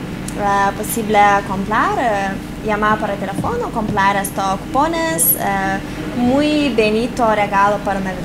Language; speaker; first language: Spanish; non-native, learner; Lithuanian